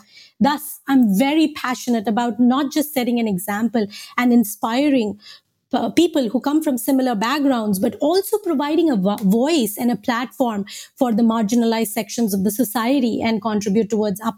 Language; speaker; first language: English; non-native, local second language; Hindi